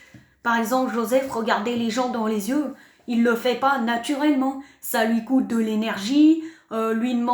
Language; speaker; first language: French; native; French